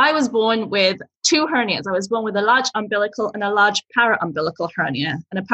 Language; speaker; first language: English; early bilingual, other home language; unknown